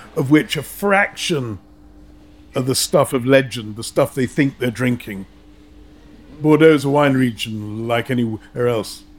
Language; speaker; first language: English; native; English